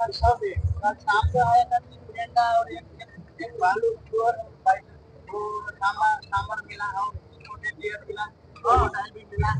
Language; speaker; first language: Hindi; non-native, learner; Nepali